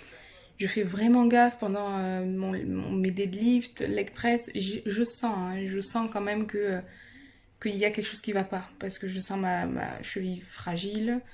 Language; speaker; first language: French; native; French